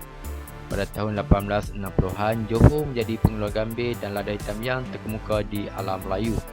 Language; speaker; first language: Malay; native; Malay